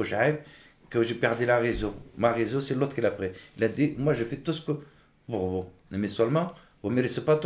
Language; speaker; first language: French; non-native, local second language; Arabic